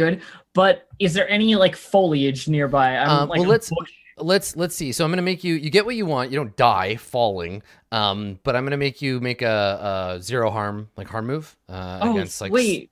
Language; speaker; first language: English; native; English